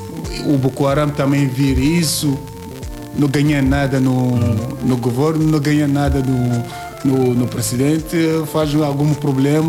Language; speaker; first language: Portuguese; non-native, learner; Yoruba